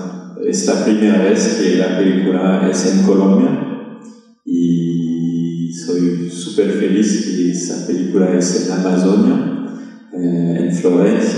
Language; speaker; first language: Spanish; non-native, learner; French